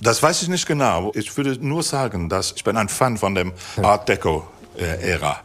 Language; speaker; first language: German; non-native, fluent; English